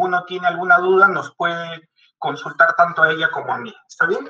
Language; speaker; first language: Spanish; native; Spanish